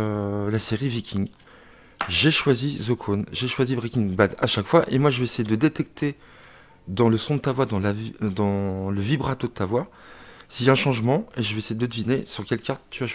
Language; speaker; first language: French; native; French